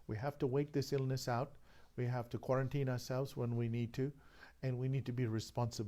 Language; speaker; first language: English; native; English